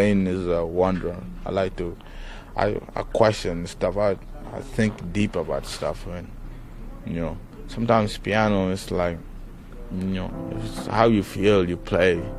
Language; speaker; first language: English; non-native, fluent; Acoli